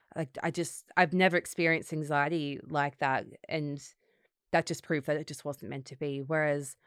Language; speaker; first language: English; native; English